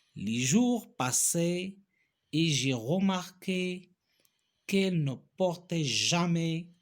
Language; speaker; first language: French; non-native, local second language; Arabic